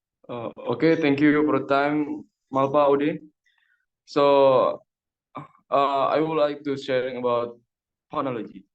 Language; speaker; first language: English; non-native, learner; Indonesian